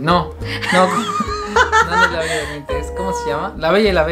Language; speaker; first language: Spanish; native; Spanish